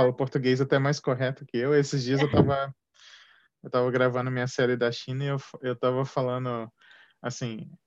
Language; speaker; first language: Portuguese; native; Portuguese